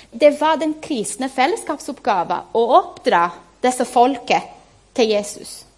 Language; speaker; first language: Norwegian; non-native, fluent; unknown